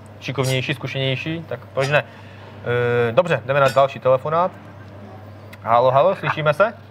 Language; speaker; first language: Czech; native; Czech